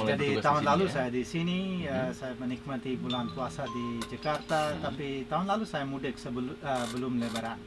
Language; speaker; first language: Indonesian; non-native, fluent; English